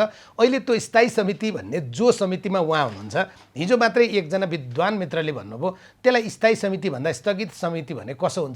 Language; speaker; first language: Nepali; native; Nepali